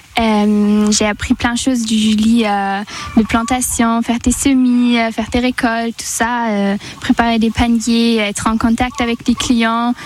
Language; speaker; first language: French; non-native, fluent; German